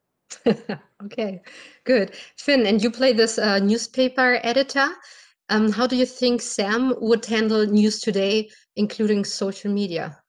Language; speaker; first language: English; non-native, fluent; German